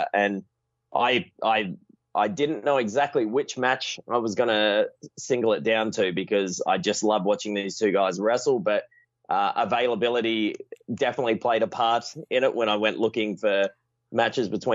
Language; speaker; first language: English; native; English